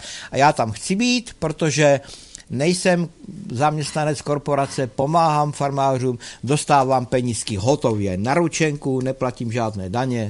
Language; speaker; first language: Czech; native; Czech